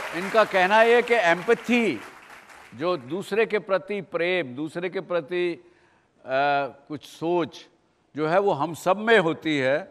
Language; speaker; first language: Hindi; native; Hindi